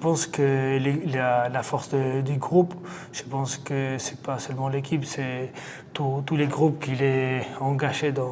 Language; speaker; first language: French; non-native, fluent; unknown